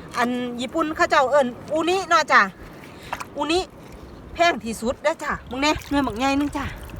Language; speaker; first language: Thai; native; Thai